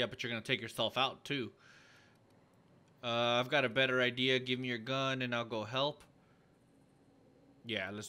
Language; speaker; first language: English; native; English